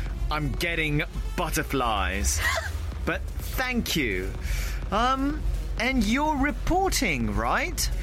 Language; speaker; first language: English; early bilingual, heritage; English